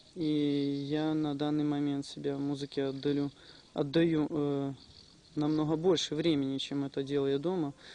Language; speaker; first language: Russian; non-native, local second language; Ukrainian